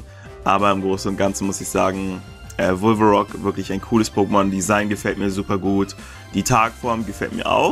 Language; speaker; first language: German; native; German